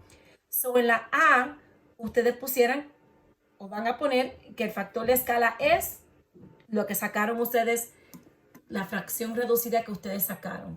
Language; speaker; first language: Spanish; early bilingual, heritage; Spanish